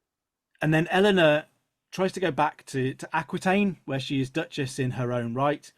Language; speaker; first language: English; native; English